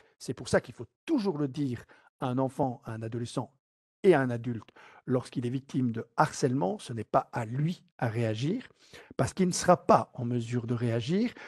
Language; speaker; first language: French; native; French